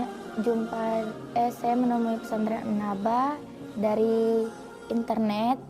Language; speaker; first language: Indonesian; native; Indonesian